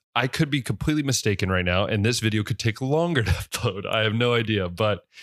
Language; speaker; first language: English; native; English